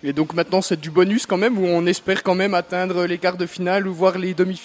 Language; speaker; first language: French; native; French